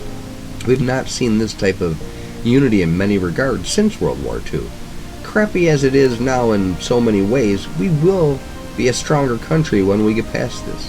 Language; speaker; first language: English; native; English